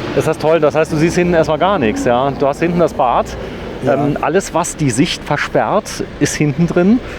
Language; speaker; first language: German; native; German